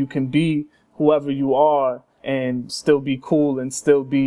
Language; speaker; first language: English; early bilingual, other home language; Spanish